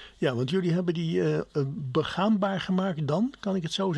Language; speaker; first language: Dutch; native; Dutch